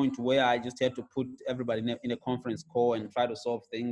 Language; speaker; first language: English; non-native, local second language; Shona